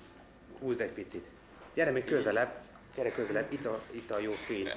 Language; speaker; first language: Hungarian; non-native, fluent; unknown